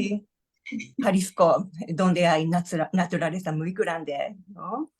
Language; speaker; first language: Spanish; non-native, learner; Japanese